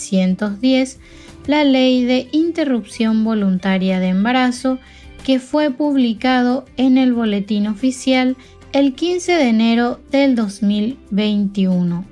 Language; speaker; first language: Spanish; native; Spanish